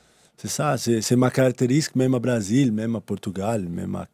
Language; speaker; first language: French; non-native, learner; Portuguese